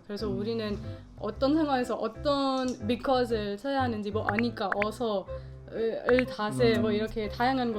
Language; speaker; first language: Korean; non-native, fluent; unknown